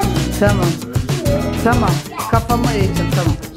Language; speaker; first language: Turkish; early bilingual, heritage; Turkish